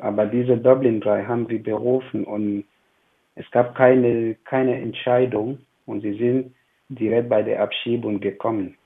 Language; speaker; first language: German; non-native, fluent; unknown